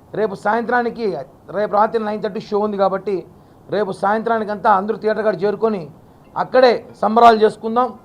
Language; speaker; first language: Telugu; native; Telugu